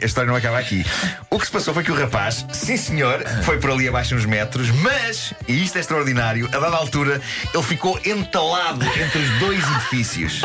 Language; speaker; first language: Portuguese; native; Portuguese